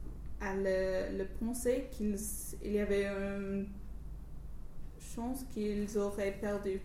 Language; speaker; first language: French; non-native, learner; English